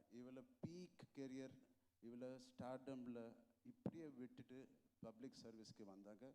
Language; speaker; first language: Tamil; non-native, local second language; Telugu